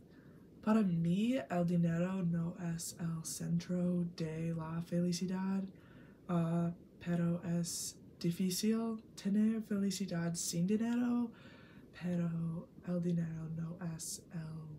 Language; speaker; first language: Spanish; non-native, learner; English